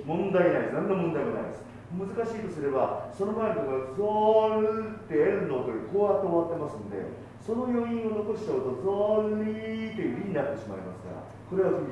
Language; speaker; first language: Japanese; native; Japanese